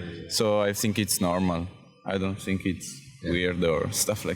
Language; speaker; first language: English; non-native, fluent; Italian